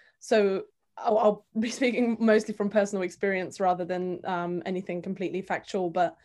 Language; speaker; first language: English; early bilingual, other home language; Bulgarian